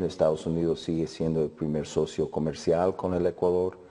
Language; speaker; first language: Spanish; non-native, fluent; English